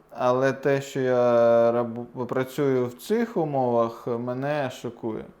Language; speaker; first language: Ukrainian; non-native, local second language; Russian